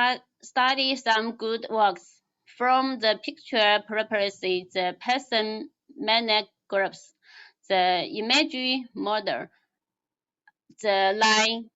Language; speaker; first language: English; non-native, learner; Chinese